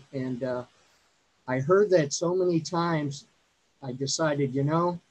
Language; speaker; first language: English; native; English